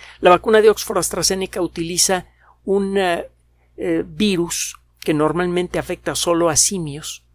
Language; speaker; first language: Spanish; native; Spanish